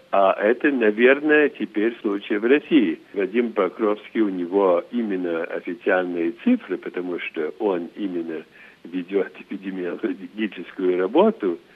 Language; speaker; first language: Russian; early bilingual, heritage; Russian